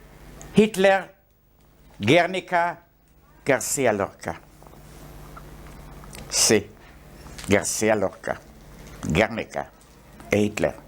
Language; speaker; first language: Spanish; non-native, learner; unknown